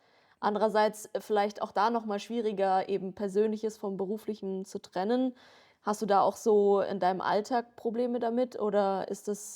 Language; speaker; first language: German; native; German